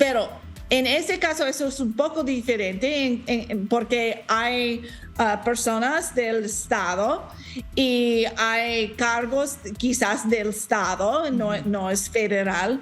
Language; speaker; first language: Spanish; non-native, learner; English